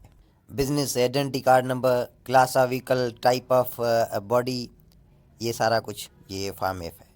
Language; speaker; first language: Urdu; native; Urdu